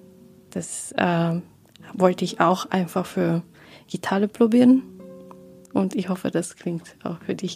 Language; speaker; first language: German; non-native, learner; Japanese